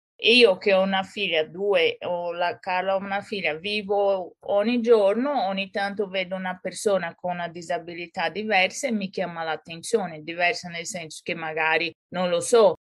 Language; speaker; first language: Italian; non-native, fluent; Portuguese